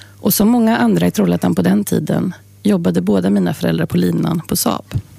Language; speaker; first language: Swedish; native; Swedish